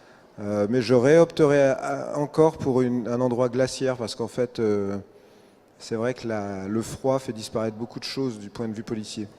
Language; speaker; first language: French; native; French